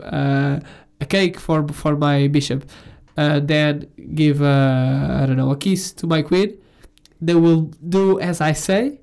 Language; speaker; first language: English; non-native, fluent; Portuguese